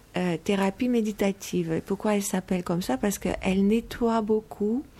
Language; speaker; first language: French; non-native, fluent; Romanian